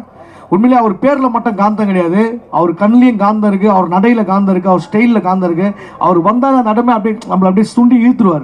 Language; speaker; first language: Tamil; native; Tamil